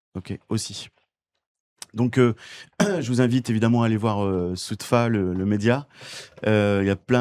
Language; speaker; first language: French; native; French